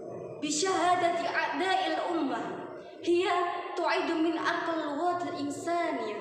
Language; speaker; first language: Arabic; non-native, fluent; Indonesian